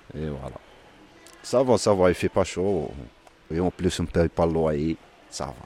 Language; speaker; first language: French; non-native, local second language; Arabic